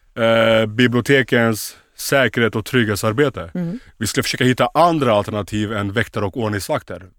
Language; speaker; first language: Swedish; native; Swedish